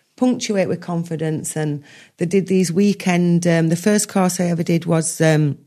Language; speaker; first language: English; native; English